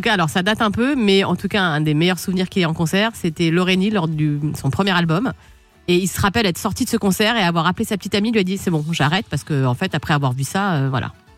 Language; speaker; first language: French; native; French